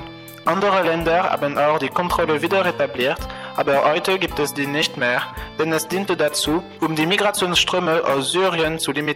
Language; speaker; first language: German; non-native, fluent; French